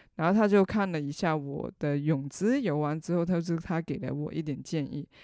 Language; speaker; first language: Chinese; non-native, local second language; Cantonese